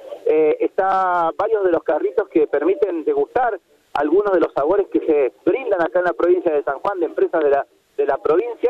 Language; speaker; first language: Spanish; native; Spanish